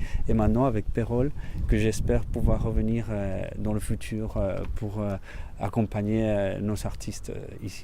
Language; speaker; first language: French; non-native, fluent; Spanish